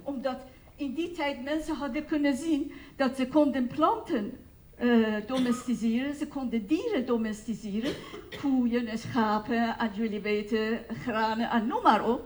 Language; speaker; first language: Dutch; non-native, fluent; Persian